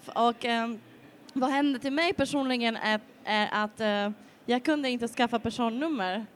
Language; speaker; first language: Swedish; non-native, fluent; Polish